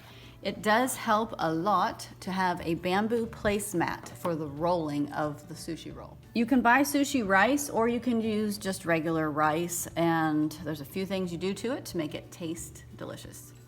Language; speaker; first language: English; native; English